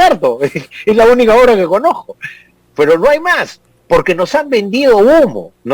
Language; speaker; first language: Spanish; native; Spanish